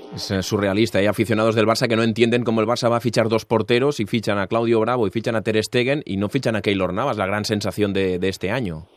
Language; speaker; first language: Spanish; non-native, local second language; Catalan